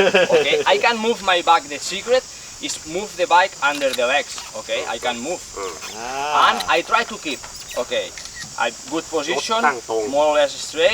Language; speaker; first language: English; non-native, fluent; Spanish